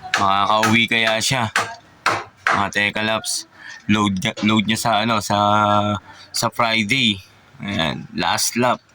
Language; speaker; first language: Filipino; native; Filipino